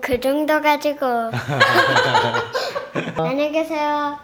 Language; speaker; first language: Korean; early bilingual, heritage; Korean